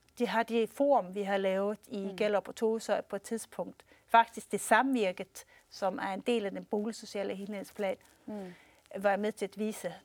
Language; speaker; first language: Danish; early bilingual, heritage; Swedish